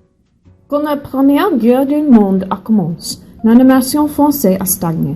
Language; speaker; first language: French; non-native, learner; English